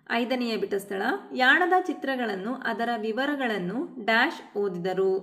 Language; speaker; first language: Kannada; native; Kannada